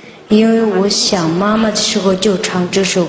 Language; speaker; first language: Chinese; non-native, local second language; Mongolian